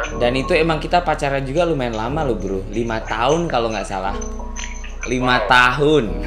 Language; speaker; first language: Indonesian; native; Indonesian